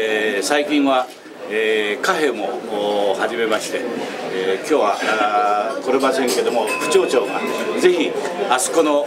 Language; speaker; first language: Japanese; native; Japanese